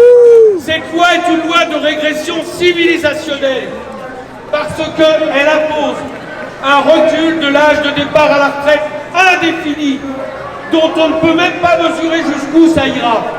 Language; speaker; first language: French; native; French